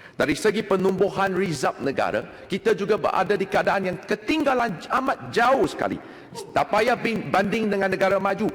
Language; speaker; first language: Malay; non-native, local second language; Chinese